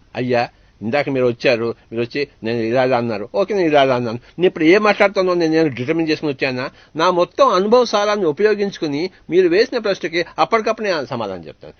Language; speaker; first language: Telugu; native; Telugu